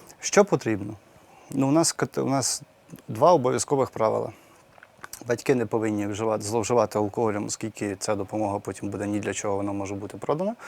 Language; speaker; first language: Ukrainian; native; Ukrainian